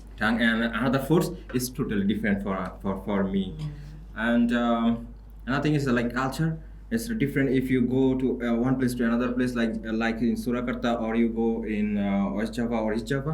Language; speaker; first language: English; non-native, local second language; Bangla